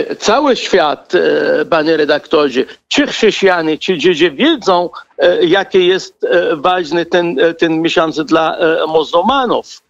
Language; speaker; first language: Polish; non-native, fluent; Arabic